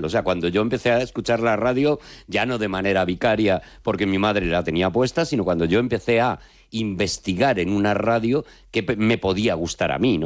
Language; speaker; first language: Spanish; native; Spanish